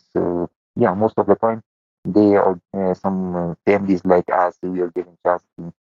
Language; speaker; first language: English; non-native, fluent; Persian